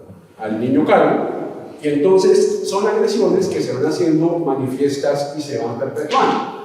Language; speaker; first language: Spanish; native; Spanish